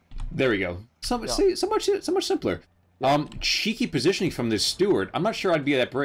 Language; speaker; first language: English; native; English